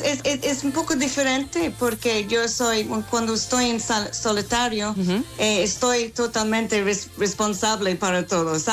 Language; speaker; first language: Spanish; non-native, fluent; English